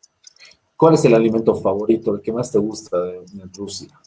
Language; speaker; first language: Spanish; native; Spanish